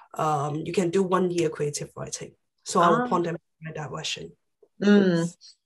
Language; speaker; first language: English; non-native, local second language; Cantonese